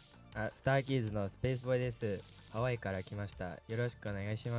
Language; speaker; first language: Japanese; non-native, fluent; English